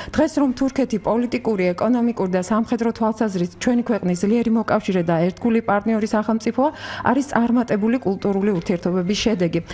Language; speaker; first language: Georgian; native; Georgian